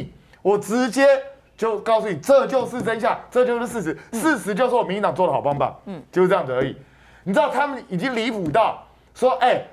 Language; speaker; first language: Chinese; native; Chinese